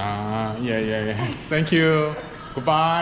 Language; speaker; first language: English; non-native, learner; Korean